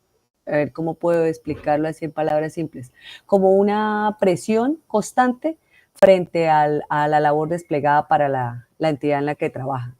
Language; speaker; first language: Spanish; native; Spanish